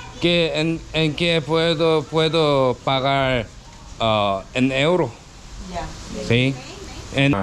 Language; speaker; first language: Spanish; non-native, learner; Korean